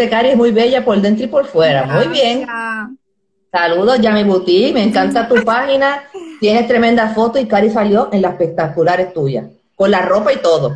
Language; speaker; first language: Spanish; native; Spanish